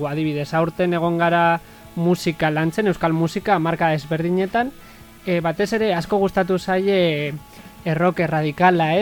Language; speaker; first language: Basque; native; Basque